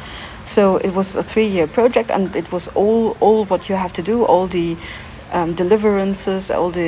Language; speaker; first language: English; non-native, fluent; German